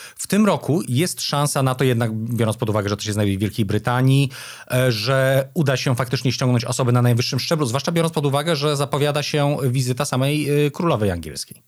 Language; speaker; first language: Polish; native; Polish